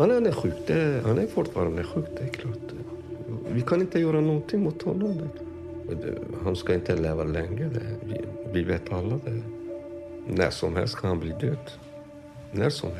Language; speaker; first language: Swedish; non-native, fluent; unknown